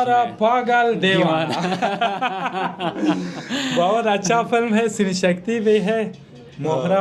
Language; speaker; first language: Hindi; non-native, learner; Persian